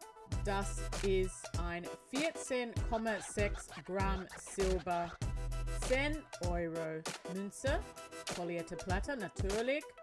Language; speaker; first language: German; non-native, learner; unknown